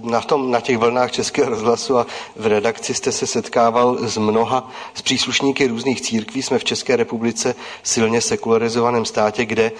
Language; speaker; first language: Czech; native; Czech